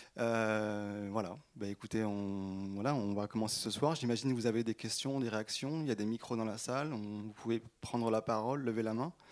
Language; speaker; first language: French; native; French